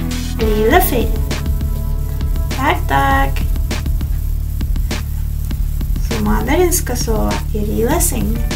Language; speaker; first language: Swedish; non-native, fluent; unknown